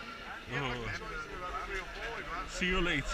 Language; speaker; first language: English; non-native, learner; Portuguese